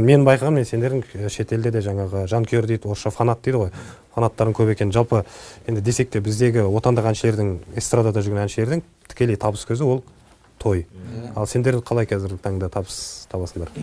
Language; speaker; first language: Kazakh; native; Kazakh